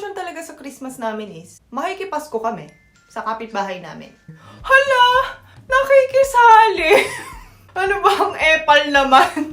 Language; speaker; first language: Filipino; native; Filipino